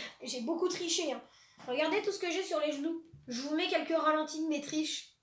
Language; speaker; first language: French; native; French